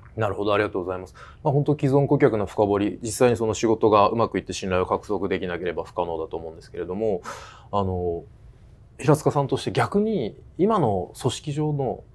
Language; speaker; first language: Japanese; native; Japanese